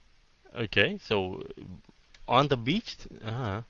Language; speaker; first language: English; early bilingual, heritage; Vietnamese